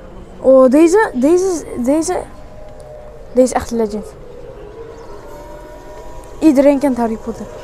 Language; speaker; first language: Dutch; early bilingual, other home language; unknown